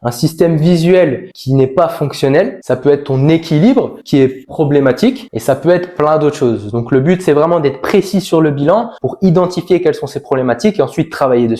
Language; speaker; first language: French; native; French